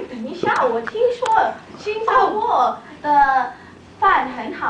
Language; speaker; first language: Chinese; non-native, learner; English